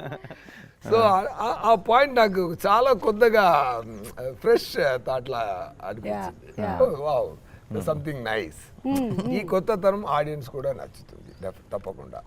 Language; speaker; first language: Telugu; non-native, learner; Tamil